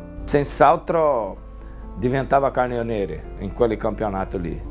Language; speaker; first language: Italian; non-native, fluent; Portuguese